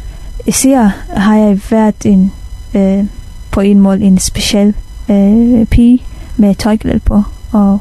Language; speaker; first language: Danish; non-native, fluent; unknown